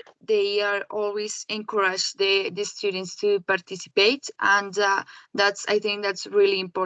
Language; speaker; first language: English; non-native, learner; Spanish